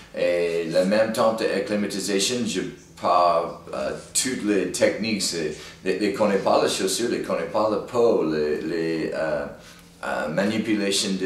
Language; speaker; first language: French; non-native, learner; English